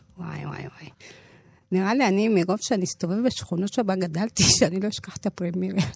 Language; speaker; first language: Hebrew; early bilingual, other home language; Amharic